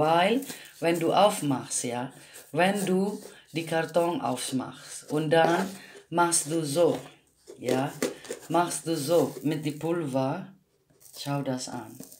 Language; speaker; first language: German; non-native, learner; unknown